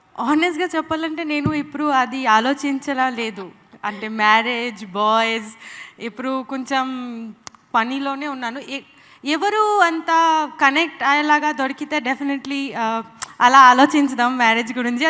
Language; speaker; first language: Telugu; non-native, local second language; Bangla